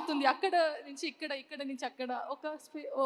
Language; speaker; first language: Telugu; non-native, learner; Kannada